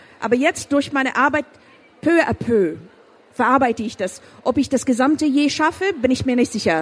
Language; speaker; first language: German; non-native, fluent; Persian